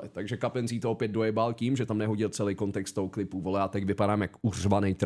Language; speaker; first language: Czech; native; Czech